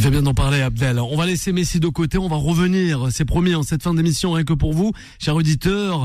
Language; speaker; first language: French; native; French